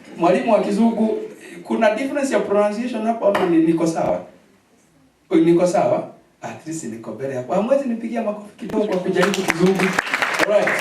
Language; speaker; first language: Swahili; non-native, local second language; Kikuyu